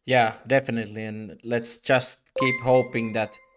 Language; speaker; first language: English; non-native, fluent; Finnish